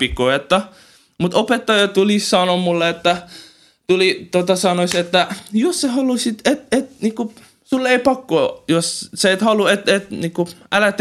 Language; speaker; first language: Finnish; non-native, learner; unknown